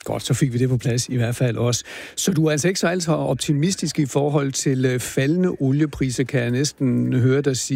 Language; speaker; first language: Danish; native; Danish